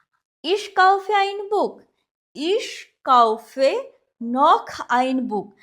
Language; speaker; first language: German; non-native, fluent; Hindi